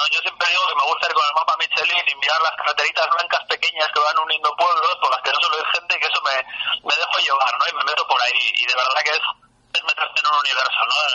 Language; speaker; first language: Spanish; native; Spanish